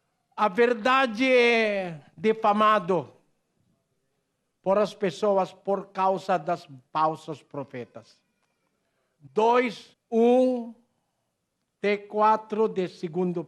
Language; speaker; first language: Portuguese; non-native, learner; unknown